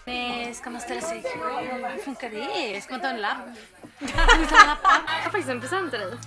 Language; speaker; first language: Swedish; non-native, learner; Spanish